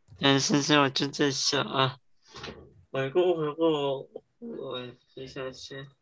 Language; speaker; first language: Chinese; early bilingual, heritage; Chinese